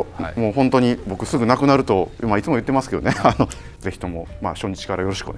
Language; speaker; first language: Japanese; native; Japanese